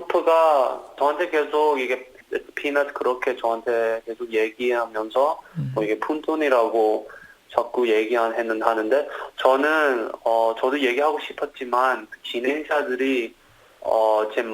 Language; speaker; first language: Korean; early bilingual, heritage; Korean